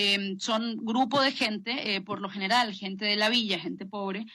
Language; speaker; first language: Spanish; native; Spanish